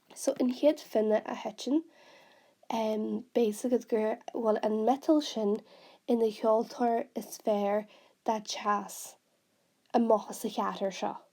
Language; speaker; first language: Irish; non-native, local second language; English